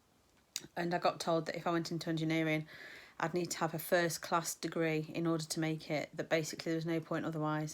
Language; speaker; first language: English; native; English